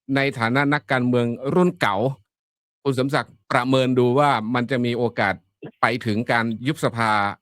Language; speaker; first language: Thai; native; Thai